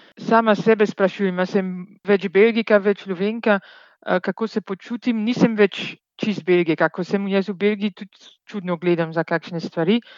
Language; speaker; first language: Slovenian; non-native, fluent; Dutch